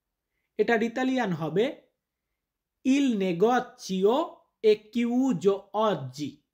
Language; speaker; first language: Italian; non-native, fluent; Bangla